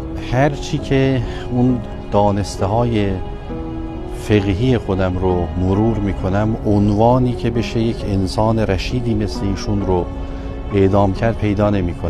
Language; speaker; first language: Persian; native; Persian